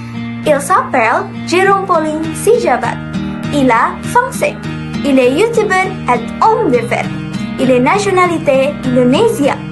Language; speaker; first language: French; non-native, learner; Indonesian